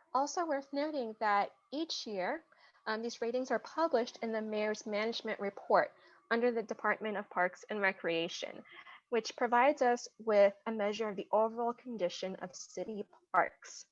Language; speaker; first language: English; native; English